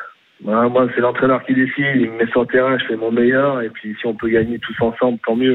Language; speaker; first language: French; native; French